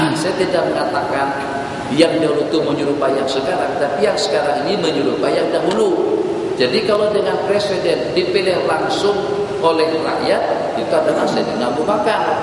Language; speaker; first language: Indonesian; non-native, local second language; Banjar